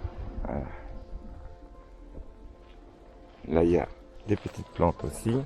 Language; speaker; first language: French; native; French